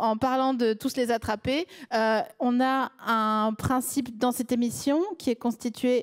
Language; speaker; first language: French; native; French